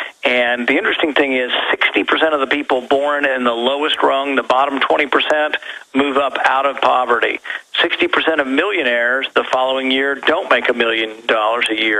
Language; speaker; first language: English; native; English